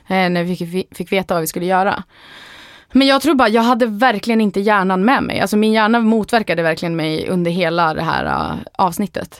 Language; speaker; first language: Swedish; native; Swedish